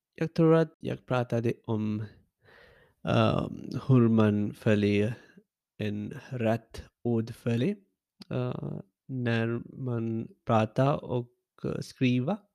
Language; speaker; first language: Swedish; non-native, learner; English